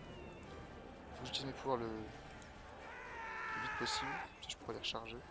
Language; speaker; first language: French; native; French